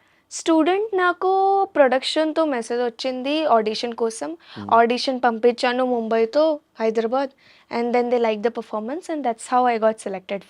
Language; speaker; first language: Telugu; non-native, learner; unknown